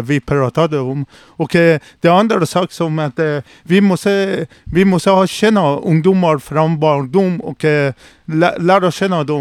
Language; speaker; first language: Swedish; non-native, learner; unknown